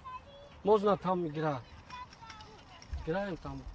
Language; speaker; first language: Russian; non-native, learner; Tajik